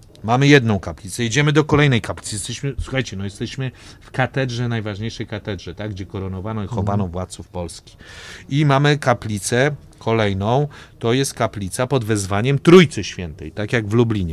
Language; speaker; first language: Polish; native; Polish